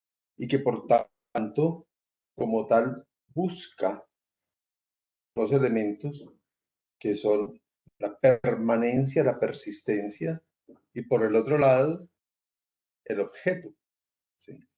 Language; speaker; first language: Spanish; native; Spanish